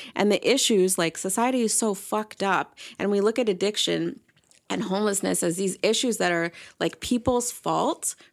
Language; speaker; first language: English; native; English